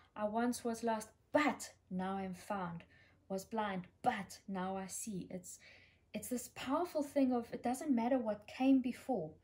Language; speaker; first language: English; native; English